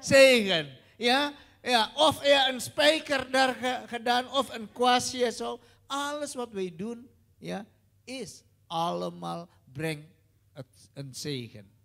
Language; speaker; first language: Dutch; non-native, learner; Indonesian